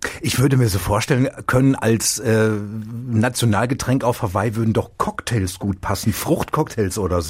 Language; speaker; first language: German; native; German